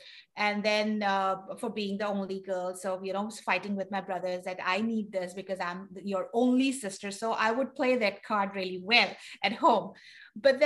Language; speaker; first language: English; non-native, local second language; Urdu